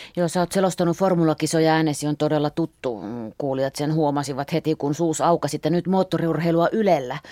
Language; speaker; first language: Finnish; native; Finnish